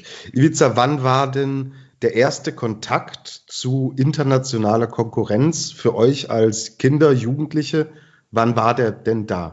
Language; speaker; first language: German; native; German